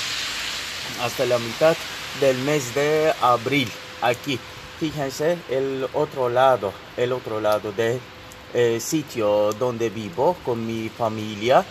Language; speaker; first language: Spanish; non-native, fluent; Turkish